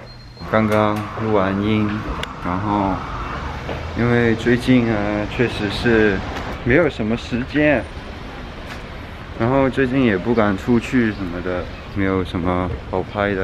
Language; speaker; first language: Chinese; non-native, local second language; Cantonese